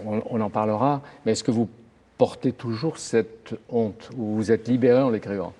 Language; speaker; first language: French; native; French